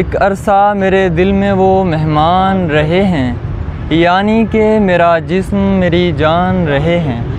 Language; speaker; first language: Urdu; non-native, local second language; Saraiki